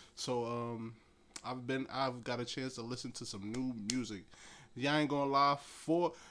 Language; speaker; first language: English; native; English